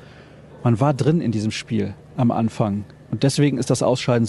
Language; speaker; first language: German; native; German